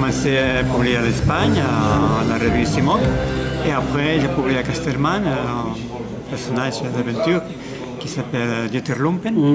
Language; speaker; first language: French; non-native, learner; Catalan